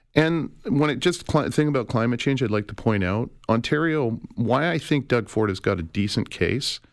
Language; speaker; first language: English; native; English